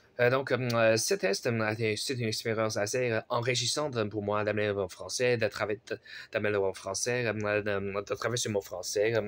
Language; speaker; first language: French; non-native, fluent; Chinese